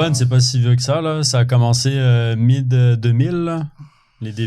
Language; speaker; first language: French; native; French